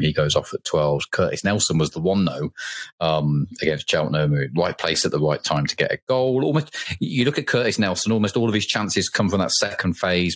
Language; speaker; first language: English; native; English